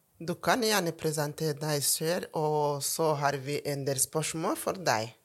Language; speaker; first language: Norwegian; non-native, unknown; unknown